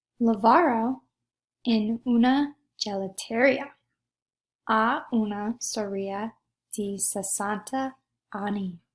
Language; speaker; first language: Italian; non-native, learner; English